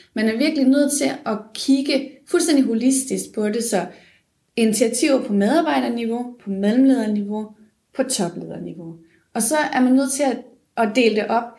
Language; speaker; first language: Danish; native; Danish